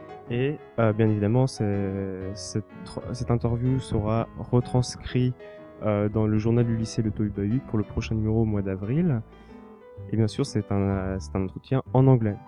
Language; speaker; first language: French; native; French